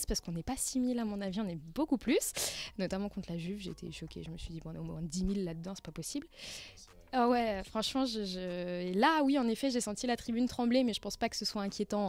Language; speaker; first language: French; native; French